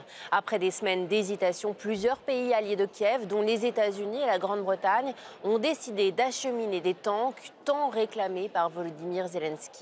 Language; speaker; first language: French; native; French